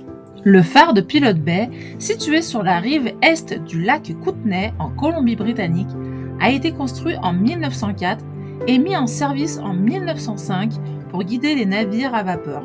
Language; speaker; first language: French; native; French